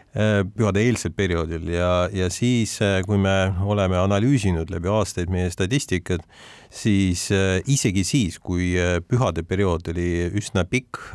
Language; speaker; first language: Estonian; non-native, local second language; Russian